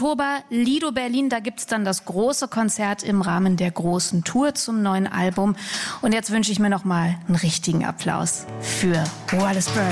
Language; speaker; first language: German; native; German